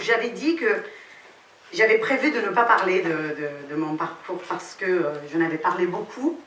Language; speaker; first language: French; non-native, fluent; Romany